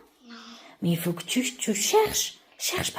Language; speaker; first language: French; non-native, learner; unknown